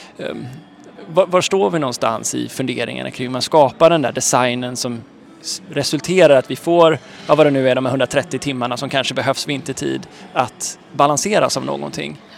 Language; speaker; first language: Swedish; native; Swedish